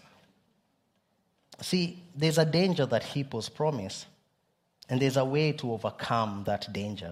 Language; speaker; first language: English; non-native, local second language; Luo (Kenya and Tanzania)